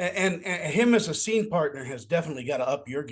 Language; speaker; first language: English; native; English